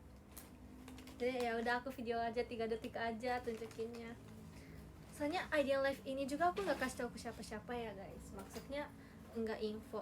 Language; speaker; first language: Indonesian; native; Indonesian